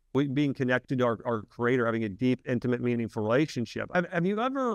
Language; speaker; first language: English; native; English